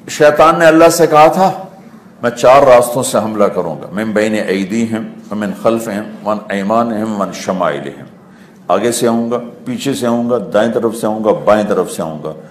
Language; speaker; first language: Urdu; non-native, local second language; Punjabi